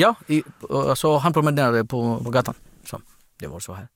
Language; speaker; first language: Swedish; non-native, fluent; Greek